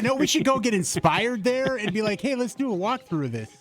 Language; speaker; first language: English; native; English